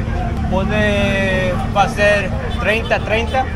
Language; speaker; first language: Portuguese; non-native, learner; English